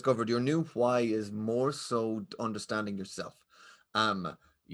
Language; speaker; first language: English; native; English